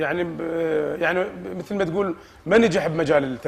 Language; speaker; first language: Arabic; native; Arabic